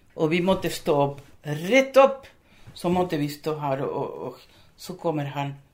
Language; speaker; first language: Norwegian; non-native, fluent; Spanish